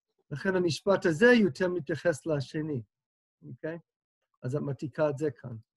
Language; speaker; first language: Hebrew; non-native, fluent; English